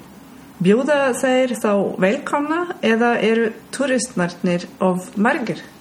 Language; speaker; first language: Icelandic; non-native, learner; German